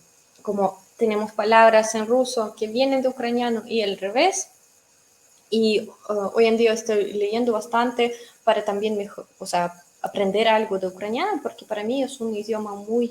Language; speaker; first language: Spanish; non-native, fluent; Russian